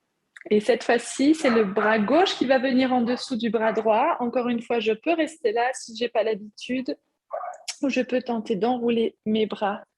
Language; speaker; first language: French; native; French